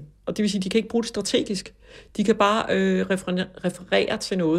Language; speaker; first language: Danish; native; Danish